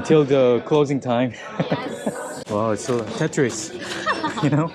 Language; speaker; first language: English; non-native, fluent; Korean